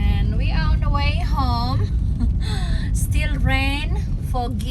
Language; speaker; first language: English; non-native, learner; Indonesian